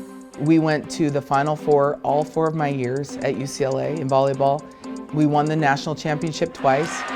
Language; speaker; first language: English; native; English